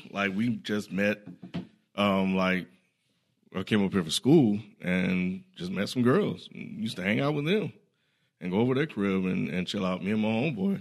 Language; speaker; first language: English; native; English